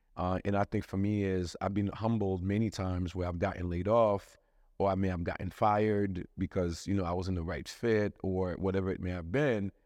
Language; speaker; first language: English; non-native, fluent; Haitian Creole